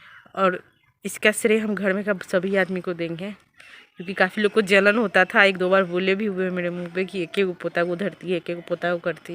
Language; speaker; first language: Hindi; native; Hindi